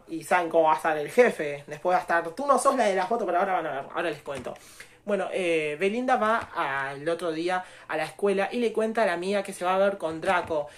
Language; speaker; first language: Spanish; native; Spanish